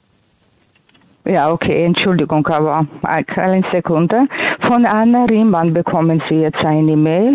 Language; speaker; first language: German; non-native, fluent; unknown